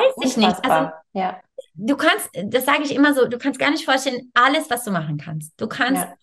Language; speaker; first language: German; non-native, fluent; English